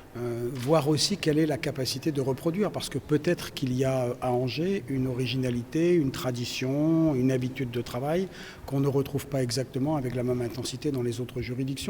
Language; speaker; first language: French; native; French